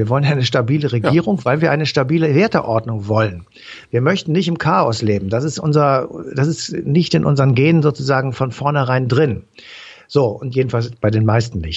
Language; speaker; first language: German; native; German